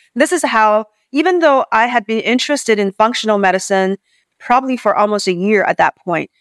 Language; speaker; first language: English; non-native, fluent; Chinese